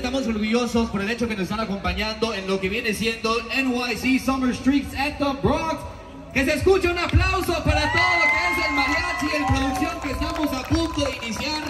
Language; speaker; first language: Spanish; early bilingual, heritage; Spanish